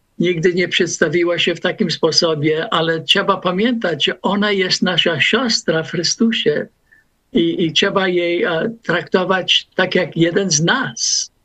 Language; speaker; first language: Polish; non-native, fluent; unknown